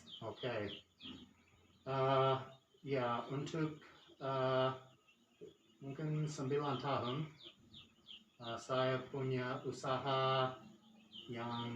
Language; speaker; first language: Indonesian; non-native, fluent; English